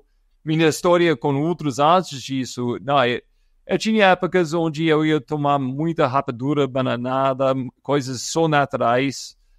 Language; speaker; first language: Portuguese; non-native, fluent; English